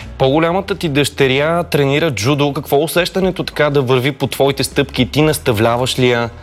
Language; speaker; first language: Bulgarian; native; Bulgarian